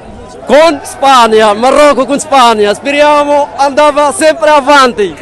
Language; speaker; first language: Italian; non-native, learner; Arabic